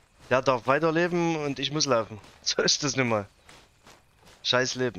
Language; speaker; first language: German; native; German